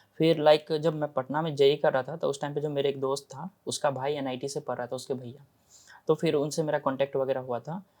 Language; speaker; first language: Hindi; native; Hindi